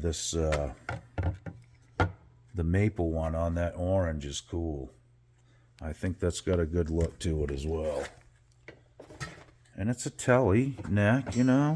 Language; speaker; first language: English; native; English